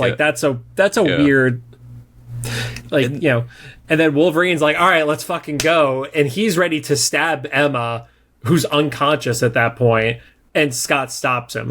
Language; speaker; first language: English; native; English